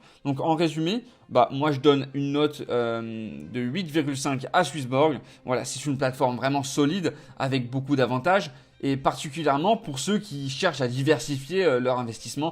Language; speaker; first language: French; native; French